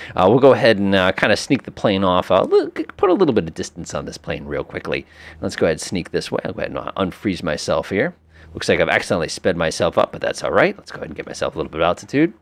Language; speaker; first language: English; native; English